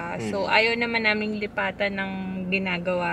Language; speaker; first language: Filipino; native; Filipino